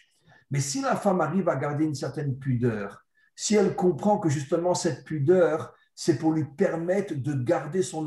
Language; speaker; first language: French; native; French